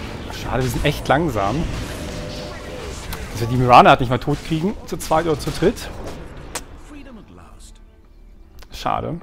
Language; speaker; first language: German; native; German